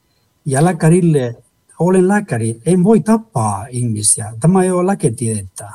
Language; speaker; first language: Finnish; non-native, fluent; Spanish